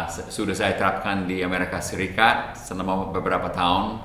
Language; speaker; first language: Indonesian; non-native, fluent; English